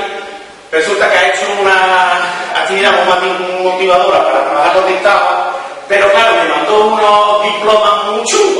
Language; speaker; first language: Spanish; native; Spanish